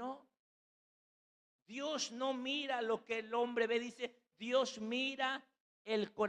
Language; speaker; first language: Spanish; native; Spanish